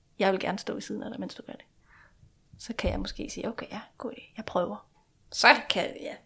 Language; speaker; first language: Danish; non-native, local second language; Faroese